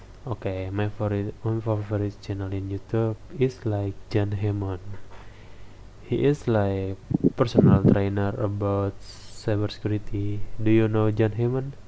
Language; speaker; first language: English; non-native, learner; Indonesian